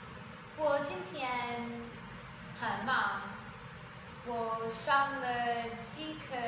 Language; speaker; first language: Chinese; non-native, learner; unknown